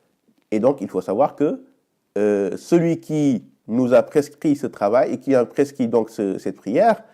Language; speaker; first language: French; native; French